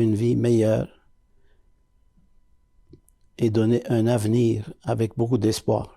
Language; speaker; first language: French; early bilingual, other home language; Arabic